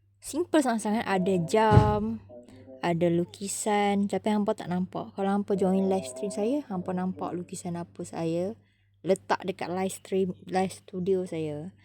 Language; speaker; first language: Malay; native; Malay